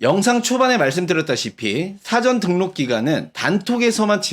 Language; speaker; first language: Korean; native; Korean